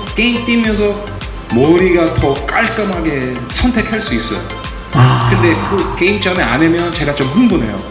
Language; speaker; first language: Korean; non-native, fluent; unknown